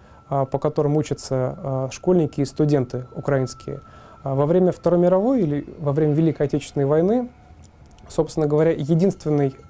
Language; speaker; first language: Russian; native; Russian